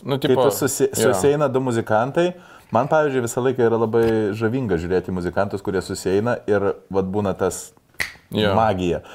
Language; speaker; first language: Lithuanian; native; Lithuanian